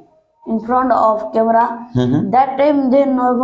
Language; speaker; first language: English; non-native, learner; Hindi